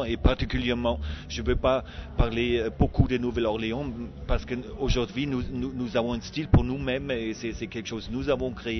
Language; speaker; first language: French; non-native, fluent; German